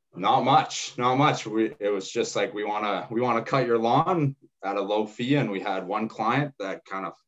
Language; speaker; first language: English; native; English